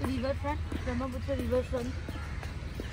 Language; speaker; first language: Hindi; non-native, local second language; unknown